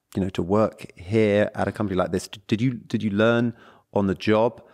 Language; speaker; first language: English; early bilingual, other home language; Portuguese